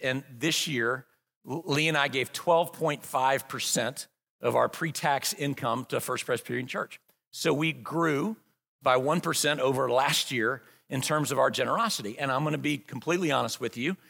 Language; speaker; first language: English; native; English